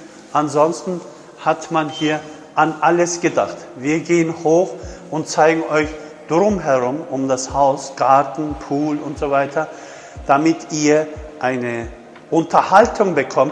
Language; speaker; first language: German; non-native, fluent; Turkish